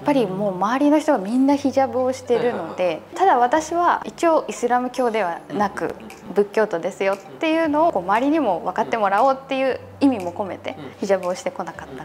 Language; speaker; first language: Japanese; native; Japanese